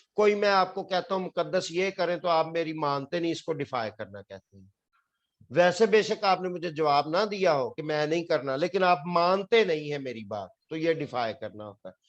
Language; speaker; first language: Urdu; non-native, local second language; Punjabi